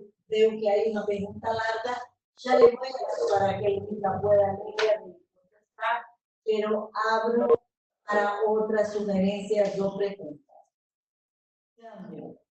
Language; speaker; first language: Spanish; non-native, fluent; Portuguese